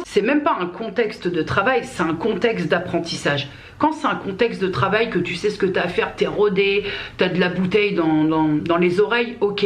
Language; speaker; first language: French; native; French